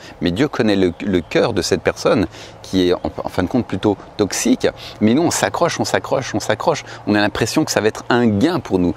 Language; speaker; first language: French; native; French